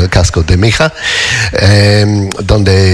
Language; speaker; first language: Spanish; non-native, learner; English